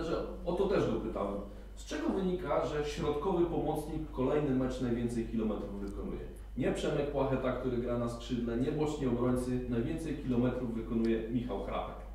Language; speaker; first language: Polish; native; Polish